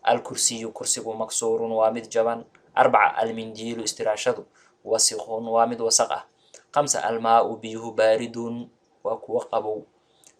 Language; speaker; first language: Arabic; non-native, fluent; Somali